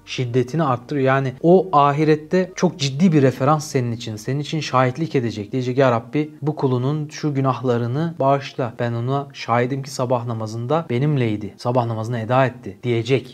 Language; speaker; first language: Turkish; native; Turkish